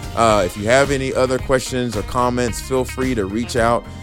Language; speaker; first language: English; native; English